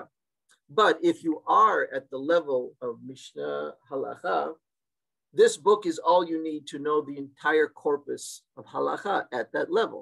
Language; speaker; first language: English; native; English